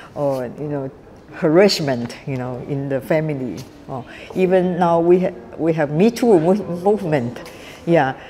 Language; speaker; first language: English; non-native, learner; Chinese